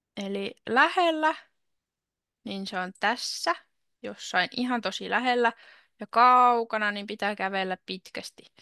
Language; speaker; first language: Finnish; native; Finnish